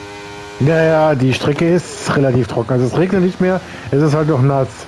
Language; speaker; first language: German; native; German